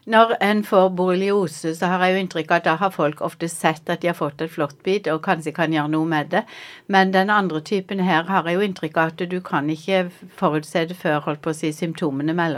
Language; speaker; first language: Norwegian; native; Norwegian